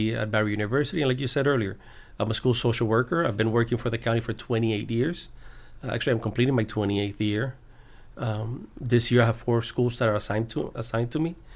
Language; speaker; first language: English; early bilingual, other home language; Spanish